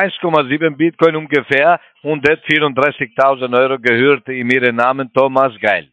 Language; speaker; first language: German; non-native, learner; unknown